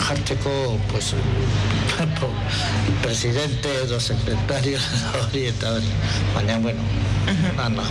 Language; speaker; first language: Basque; non-native, local second language; Spanish